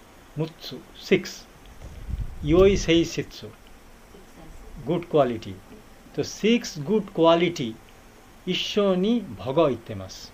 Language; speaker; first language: Japanese; non-native, fluent; Bangla